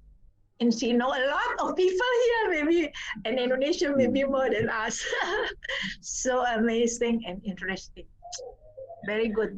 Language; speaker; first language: English; non-native, learner; Indonesian